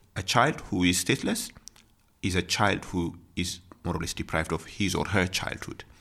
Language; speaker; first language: English; non-native, fluent; Amharic